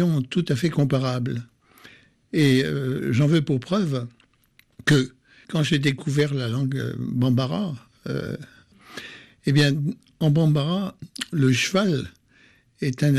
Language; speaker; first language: French; native; French